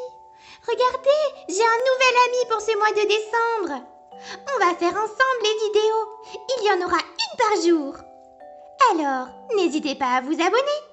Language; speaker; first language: French; native; French